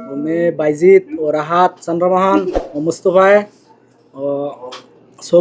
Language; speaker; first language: Hindi; non-native, learner; Bangla